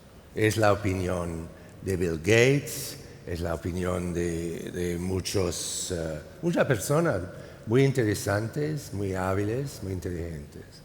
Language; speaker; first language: Spanish; non-native, fluent; English